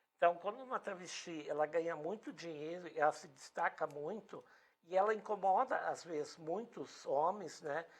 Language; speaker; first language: Portuguese; native; Portuguese